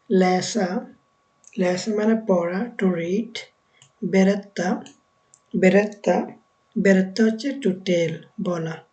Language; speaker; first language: Bangla; native; Bangla